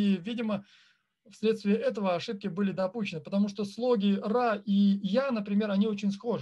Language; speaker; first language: Russian; native; Russian